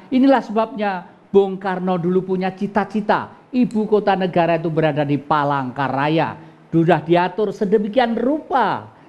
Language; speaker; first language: Indonesian; non-native, local second language; Javanese